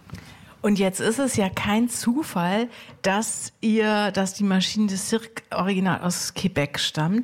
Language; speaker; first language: German; native; German